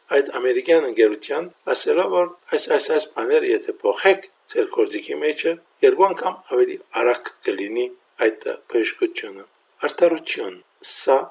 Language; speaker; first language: Armenian; early bilingual, heritage; Armenian